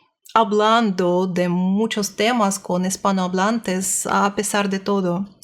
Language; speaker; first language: Spanish; non-native, learner; Russian